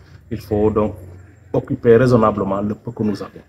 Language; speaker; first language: French; non-native, local second language; Serer